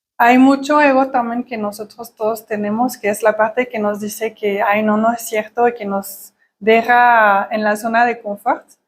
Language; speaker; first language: Spanish; non-native, fluent; French